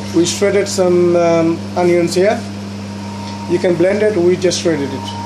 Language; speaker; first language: English; non-native, local second language; Sylheti